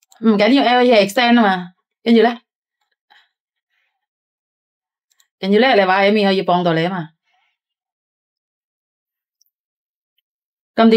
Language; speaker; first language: Cantonese; non-native, local second language; Javanese